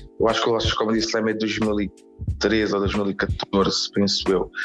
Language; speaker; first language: Portuguese; native; Portuguese